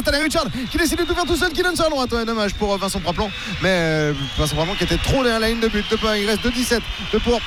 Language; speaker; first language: French; native; French